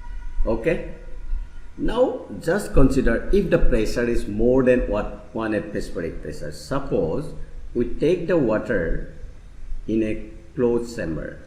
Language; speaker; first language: English; non-native, local second language; Assamese